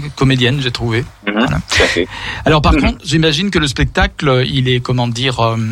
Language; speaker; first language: French; native; French